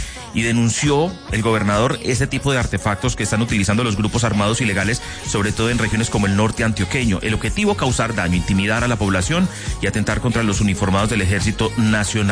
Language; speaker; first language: Spanish; native; Spanish